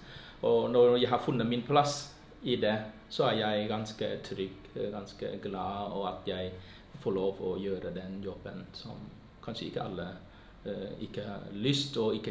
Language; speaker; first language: Norwegian; non-native, fluent; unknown